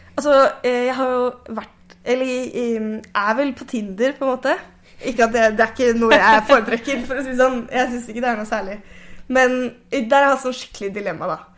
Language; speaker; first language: Norwegian; native; Norwegian